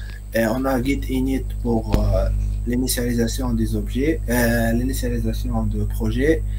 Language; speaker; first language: French; non-native, local second language; Arabic